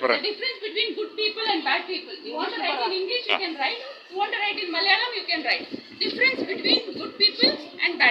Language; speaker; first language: Malayalam; non-native, learner; Kannada